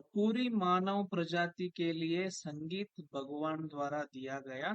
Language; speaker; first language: Hindi; non-native, local second language; Kannada